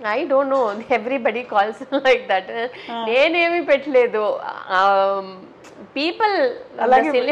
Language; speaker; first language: Telugu; non-native, local second language; Tamil